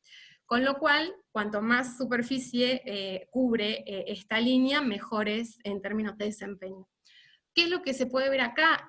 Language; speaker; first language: Spanish; native; Spanish